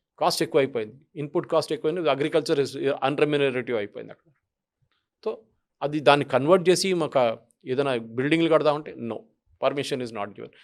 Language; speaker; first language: Telugu; non-native, local second language; Malayalam